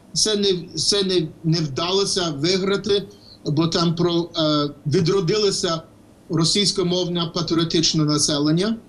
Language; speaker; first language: Ukrainian; early bilingual, heritage; Ukrainian